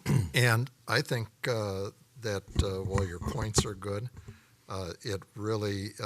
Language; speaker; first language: English; native; English